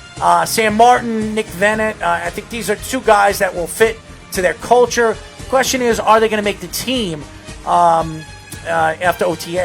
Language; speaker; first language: English; native; English